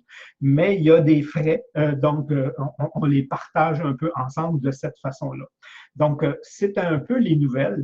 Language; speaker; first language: French; native; French